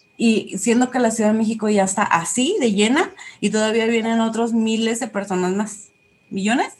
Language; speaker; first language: Spanish; native; Spanish